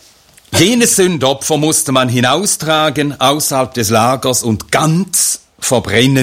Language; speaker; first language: German; native; German